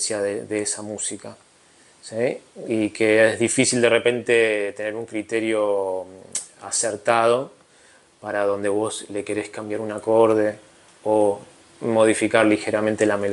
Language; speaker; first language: Spanish; native; Spanish